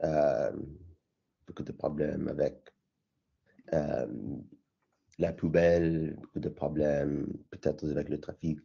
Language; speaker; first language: French; non-native, learner; English